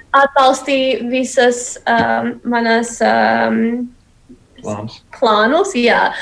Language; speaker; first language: Latvian; non-native, learner; Spanish